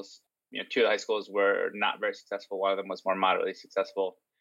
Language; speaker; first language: English; native; English